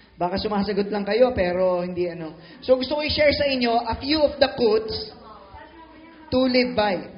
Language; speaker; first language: Filipino; native; Filipino